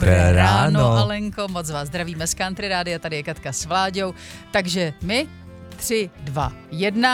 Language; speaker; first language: Czech; native; Czech